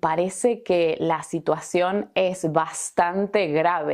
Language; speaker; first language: Spanish; native; Spanish